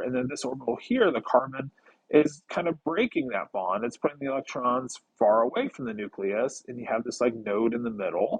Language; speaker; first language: English; native; English